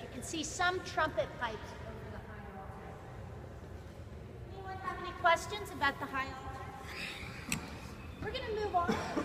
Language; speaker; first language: English; native; English